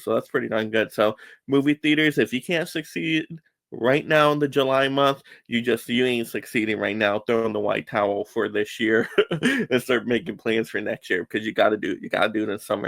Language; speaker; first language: English; native; English